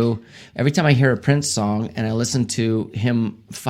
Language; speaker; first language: English; native; English